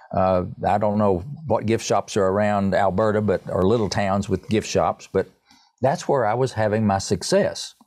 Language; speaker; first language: English; native; English